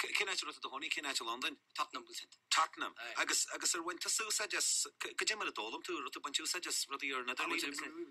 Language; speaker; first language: Irish; native; Irish